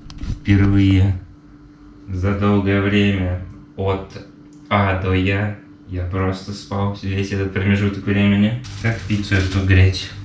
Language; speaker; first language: Russian; native; Russian